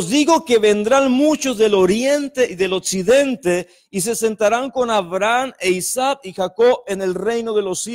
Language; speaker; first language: Spanish; native; Spanish